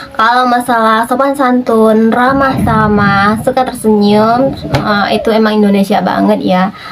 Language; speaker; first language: Indonesian; native; Indonesian